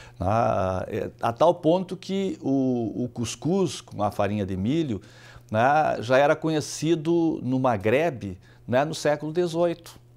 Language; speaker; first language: Portuguese; native; Portuguese